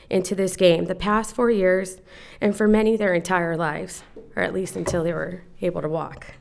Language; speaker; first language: English; native; English